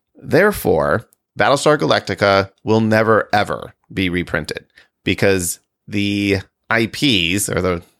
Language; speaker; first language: English; native; English